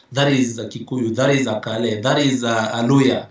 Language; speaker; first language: English; non-native, local second language; Meru